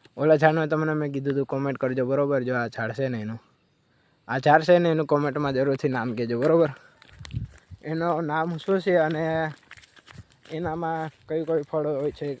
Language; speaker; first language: Gujarati; non-native, local second language; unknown